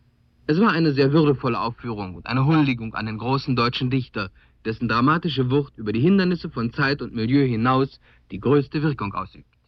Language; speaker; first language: German; native; German